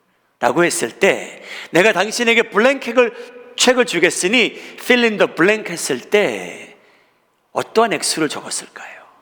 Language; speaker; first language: Korean; native; Korean